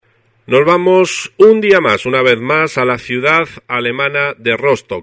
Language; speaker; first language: Spanish; native; Spanish